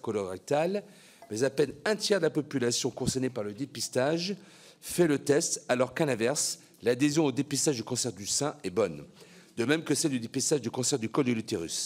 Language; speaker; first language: French; native; French